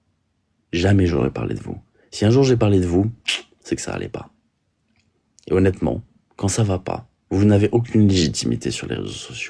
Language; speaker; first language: French; native; French